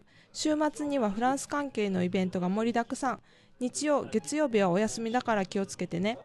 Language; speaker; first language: Japanese; native; Japanese